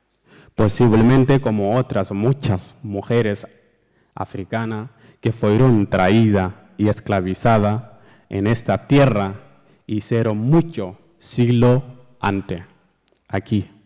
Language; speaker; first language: Spanish; non-native, learner; Fula